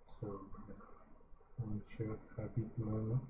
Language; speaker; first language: French; non-native, learner; English